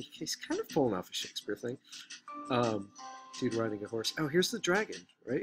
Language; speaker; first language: English; native; English